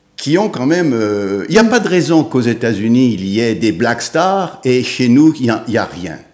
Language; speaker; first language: French; native; French